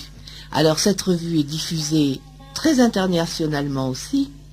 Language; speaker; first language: French; native; French